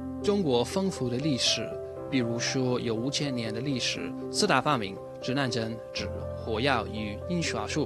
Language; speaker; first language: Chinese; non-native, fluent; English